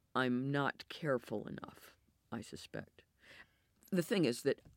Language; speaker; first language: English; native; English